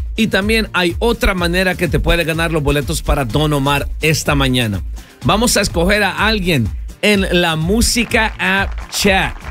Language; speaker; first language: Spanish; early bilingual, heritage; Spanish